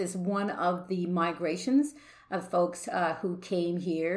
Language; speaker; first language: English; native; English